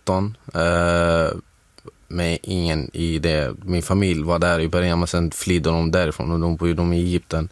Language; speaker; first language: Swedish; non-native, fluent; Arabic